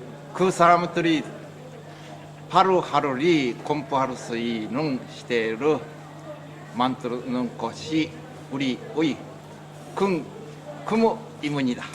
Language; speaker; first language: Korean; non-native, learner; Japanese